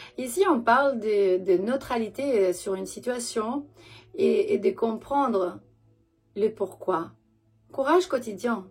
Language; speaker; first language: French; non-native, fluent; Romanian